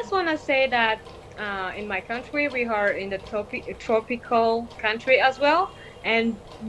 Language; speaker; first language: English; non-native, fluent; Malagasy